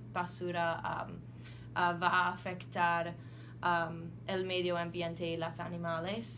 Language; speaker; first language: Spanish; non-native, learner; English